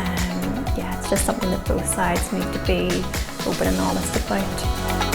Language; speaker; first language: English; native; English